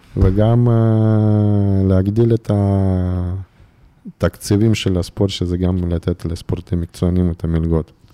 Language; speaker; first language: Hebrew; non-native, fluent; Russian